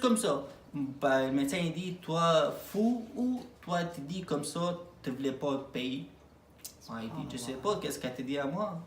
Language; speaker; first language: French; non-native, learner; Arabic